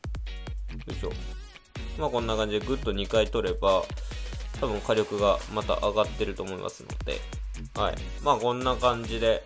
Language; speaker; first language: Japanese; native; Japanese